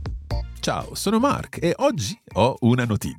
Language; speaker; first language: Italian; non-native, fluent; English